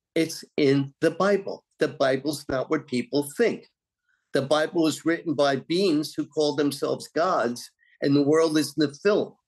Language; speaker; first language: English; native; English